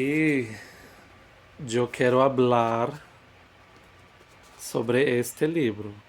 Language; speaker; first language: Spanish; non-native, fluent; Portuguese